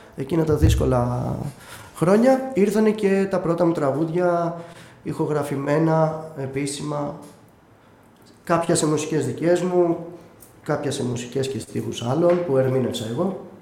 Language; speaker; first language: Greek; native; Greek